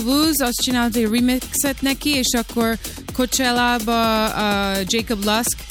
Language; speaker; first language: Hungarian; early bilingual, heritage; Hungarian